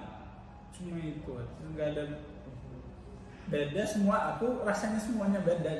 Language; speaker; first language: Indonesian; non-native, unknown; Malayalam